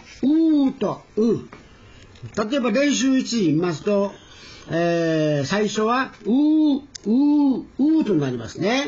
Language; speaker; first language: Japanese; native; Japanese